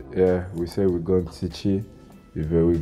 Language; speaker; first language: English; non-native, learner; French